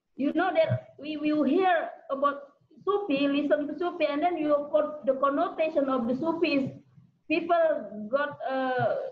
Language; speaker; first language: English; non-native, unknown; Indonesian